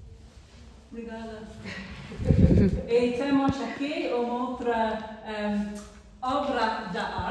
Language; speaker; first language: Portuguese; non-native, learner; English